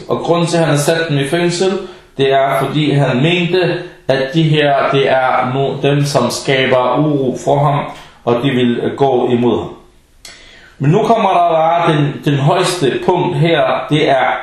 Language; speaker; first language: Danish; early bilingual, other home language; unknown